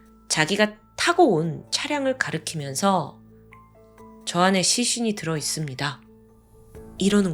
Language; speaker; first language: Korean; native; Korean